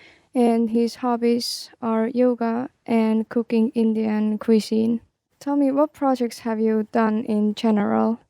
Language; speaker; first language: English; non-native, fluent; Estonian